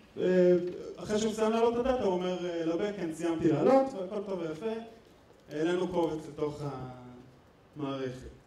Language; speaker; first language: Hebrew; native; Hebrew